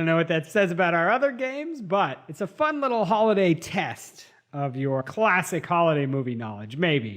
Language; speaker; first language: English; native; English